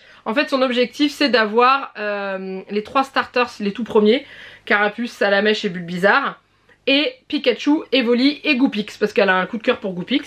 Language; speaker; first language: French; native; French